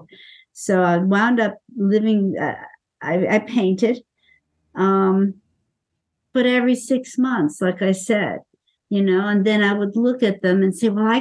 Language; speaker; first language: English; native; English